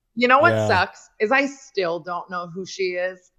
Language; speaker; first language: English; native; English